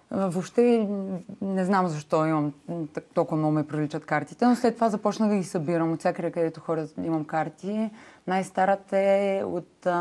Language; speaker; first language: Bulgarian; native; Bulgarian